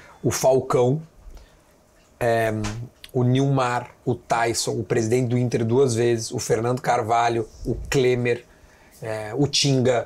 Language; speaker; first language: Portuguese; native; Portuguese